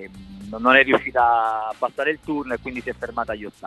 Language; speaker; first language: Italian; native; Italian